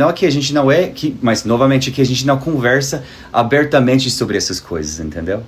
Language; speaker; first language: Portuguese; native; Portuguese